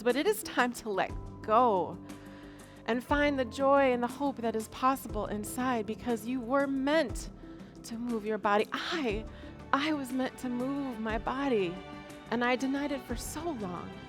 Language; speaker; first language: English; native; English